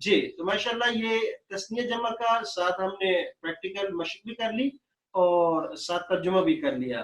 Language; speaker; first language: Urdu; native; Urdu